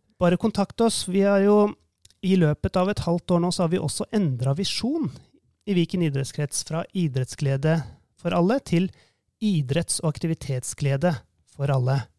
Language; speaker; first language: Norwegian; native; Norwegian